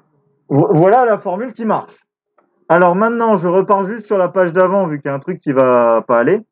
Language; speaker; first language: French; native; French